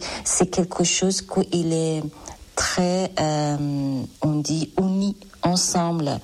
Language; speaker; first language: French; non-native, fluent; Persian